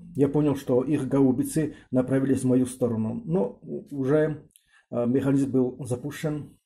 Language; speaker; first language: Russian; non-native, local second language; Armenian